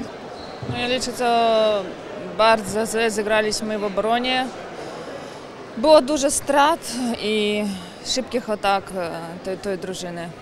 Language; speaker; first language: Polish; non-native, learner; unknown